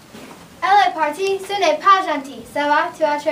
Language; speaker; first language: French; non-native, learner; English